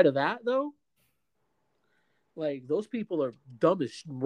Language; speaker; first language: English; early bilingual, other home language; Spanish